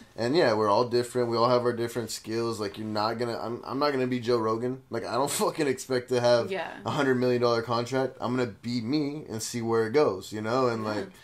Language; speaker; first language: English; native; English